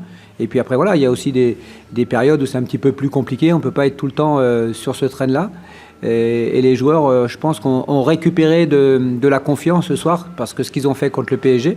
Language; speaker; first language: French; native; French